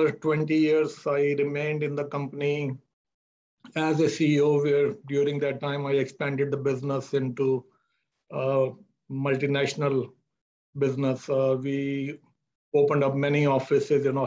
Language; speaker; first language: English; non-native, local second language; Hindi